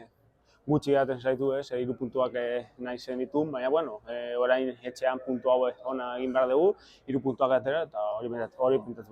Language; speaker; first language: Basque; native; Basque